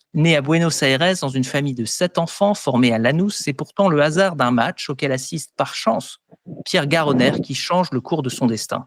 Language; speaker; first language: French; native; French